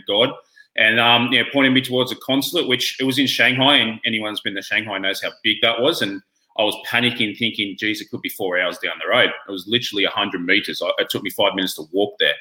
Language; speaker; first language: English; native; English